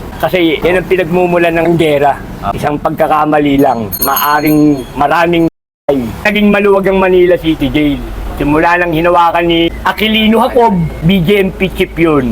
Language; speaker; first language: Filipino; native; Filipino